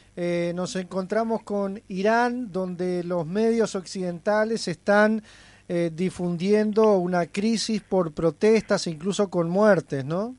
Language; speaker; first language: Spanish; native; Spanish